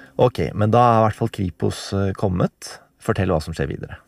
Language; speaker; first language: Norwegian; native; Norwegian